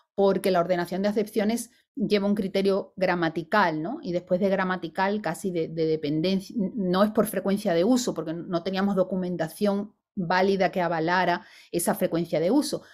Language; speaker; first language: Spanish; native; Spanish